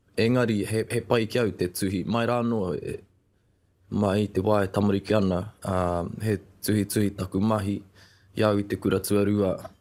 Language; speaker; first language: Māori; non-native, local second language; English